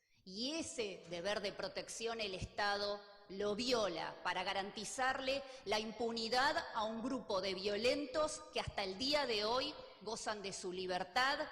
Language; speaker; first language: Spanish; native; Spanish